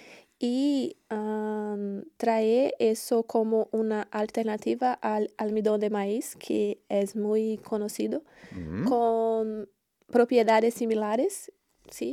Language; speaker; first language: Spanish; non-native, learner; Portuguese